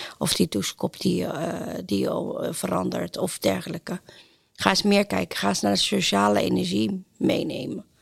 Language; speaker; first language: Dutch; non-native, fluent; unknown